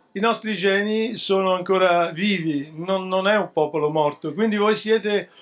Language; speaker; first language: Italian; native; Italian